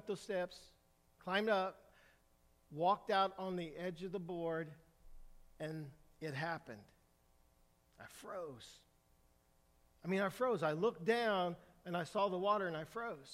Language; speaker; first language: English; native; English